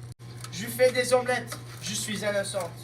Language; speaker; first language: French; non-native, learner; English